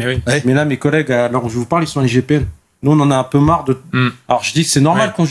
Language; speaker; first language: French; native; French